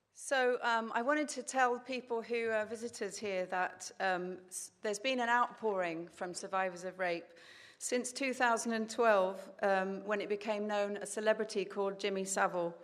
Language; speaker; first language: English; native; English